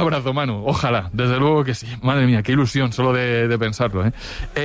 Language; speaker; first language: Spanish; native; Spanish